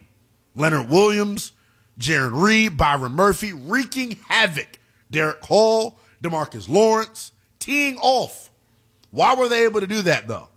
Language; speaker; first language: English; native; English